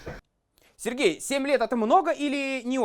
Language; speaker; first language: Russian; native; Russian